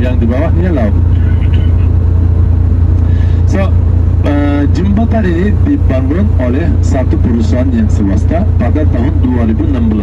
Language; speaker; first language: Indonesian; non-native, learner; Turkish